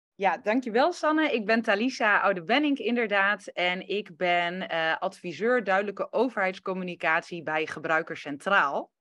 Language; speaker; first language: Dutch; early bilingual, other home language; Romanian